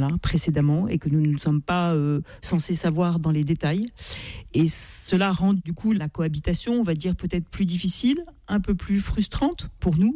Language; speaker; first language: French; native; French